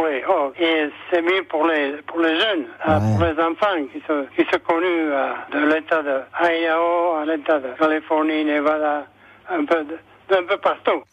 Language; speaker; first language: French; non-native, local second language; Basque